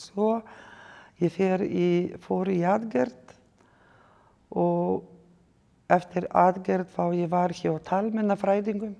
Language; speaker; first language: Icelandic; non-native, learner; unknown